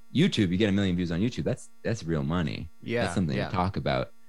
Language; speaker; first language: English; native; English